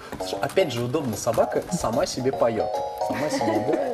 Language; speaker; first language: Russian; native; Russian